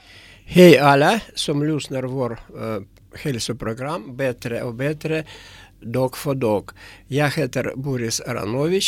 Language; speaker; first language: Swedish; non-native, fluent; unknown